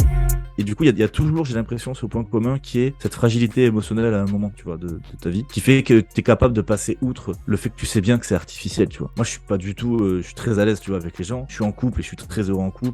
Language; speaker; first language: French; native; French